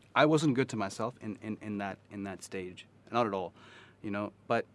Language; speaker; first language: English; native; English